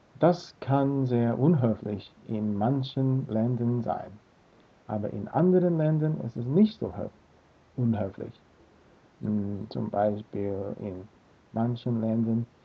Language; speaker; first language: German; non-native, learner; English